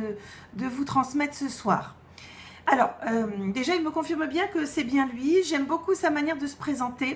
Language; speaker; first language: French; native; French